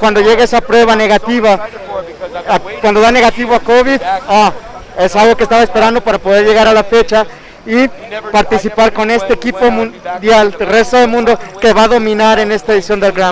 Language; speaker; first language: Spanish; native; Spanish